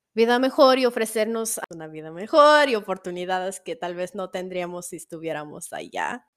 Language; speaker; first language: Spanish; early bilingual, heritage; Spanish